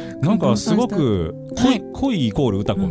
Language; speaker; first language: Japanese; native; Japanese